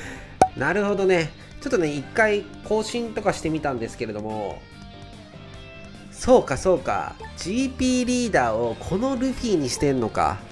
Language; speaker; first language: Japanese; native; Japanese